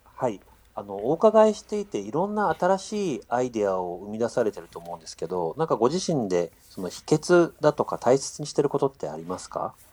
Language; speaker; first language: Japanese; native; Japanese